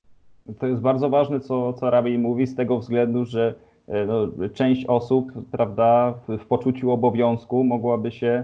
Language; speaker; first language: Polish; native; Polish